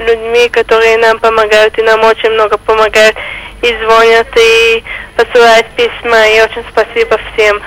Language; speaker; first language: Russian; early bilingual, heritage; Hebrew